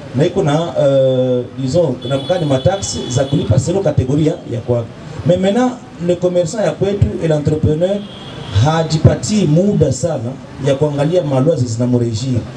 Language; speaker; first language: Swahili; native; Swahili